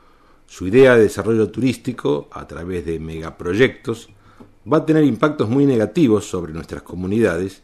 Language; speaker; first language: Spanish; native; Spanish